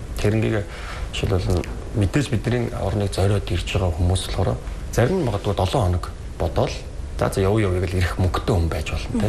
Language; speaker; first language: Mongolian; native; Mongolian